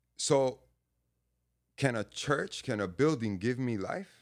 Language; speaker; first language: English; native; English